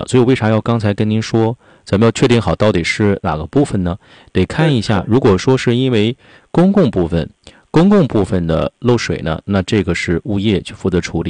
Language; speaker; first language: Chinese; native; Chinese